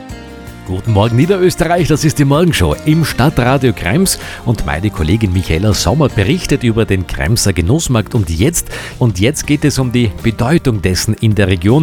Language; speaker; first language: German; native; German